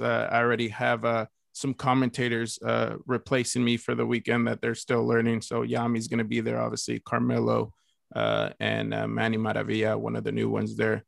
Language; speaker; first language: English; early bilingual, other home language; Spanish